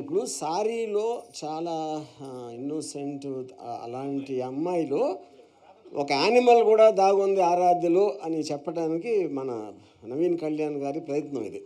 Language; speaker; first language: Telugu; native; Telugu